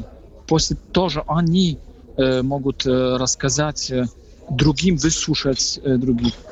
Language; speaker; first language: Russian; non-native, fluent; Polish